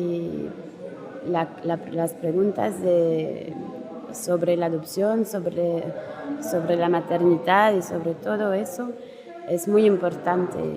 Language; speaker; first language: Spanish; non-native, learner; French